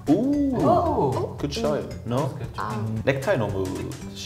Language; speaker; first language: Korean; non-native, learner; English